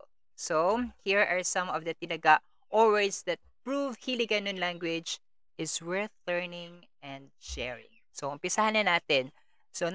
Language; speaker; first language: English; non-native, local second language; Kinaray-a